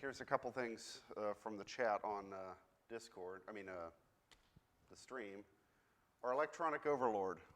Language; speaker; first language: English; native; English